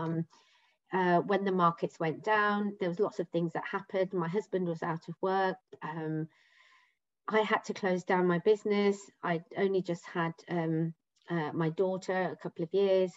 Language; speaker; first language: English; native; English